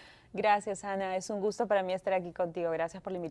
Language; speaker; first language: Spanish; native; Spanish